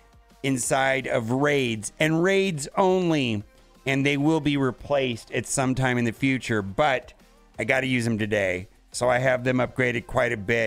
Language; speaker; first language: English; native; English